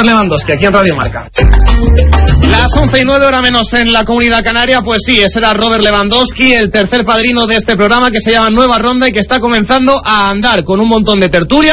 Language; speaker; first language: Spanish; native; Spanish